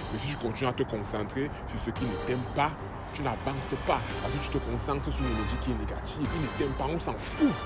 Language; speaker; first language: French; native; French